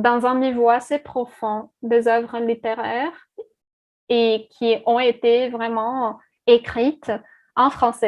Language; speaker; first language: French; non-native, fluent; Portuguese